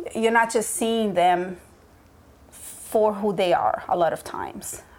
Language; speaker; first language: English; early bilingual, other home language; Portuguese